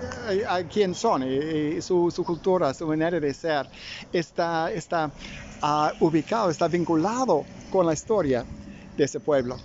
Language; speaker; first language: Spanish; non-native, fluent; English